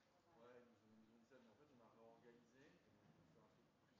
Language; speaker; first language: French; native; French